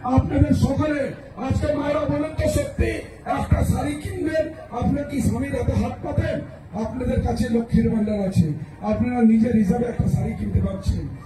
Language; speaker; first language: Bangla; non-native, local second language; Hindi